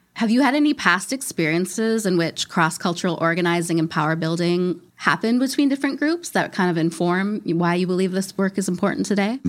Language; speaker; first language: English; native; English